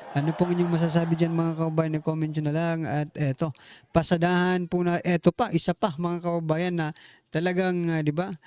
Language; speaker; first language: Filipino; non-native, local second language; Waray